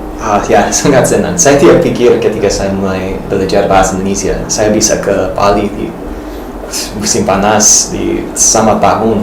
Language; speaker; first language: Indonesian; non-native, learner; English